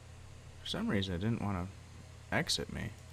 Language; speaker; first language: English; native; English